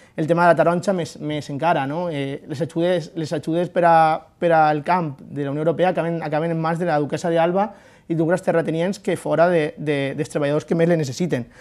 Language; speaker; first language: Catalan; native; Catalan